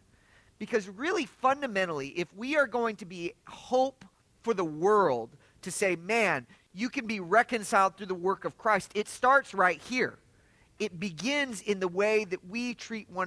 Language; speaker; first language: English; native; English